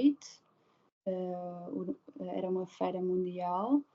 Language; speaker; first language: Portuguese; non-native, learner; Dutch